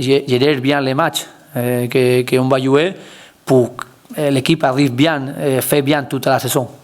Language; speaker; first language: French; non-native, learner; Spanish